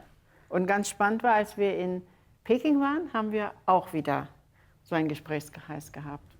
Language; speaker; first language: German; early bilingual, other home language; Turkish